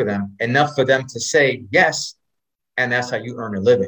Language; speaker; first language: English; native; English